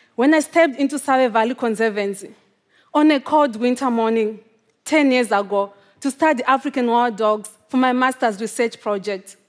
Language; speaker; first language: English; non-native, local second language; Shona